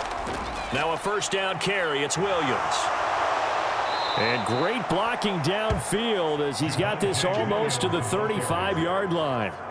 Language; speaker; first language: English; native; English